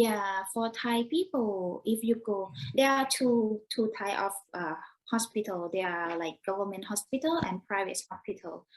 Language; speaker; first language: English; non-native, learner; Thai